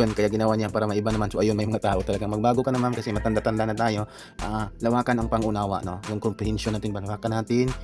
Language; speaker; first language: Filipino; non-native, local second language; Cebuano